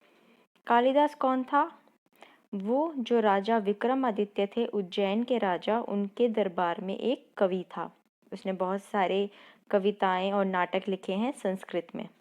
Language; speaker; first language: Hindi; non-native, local second language; Punjabi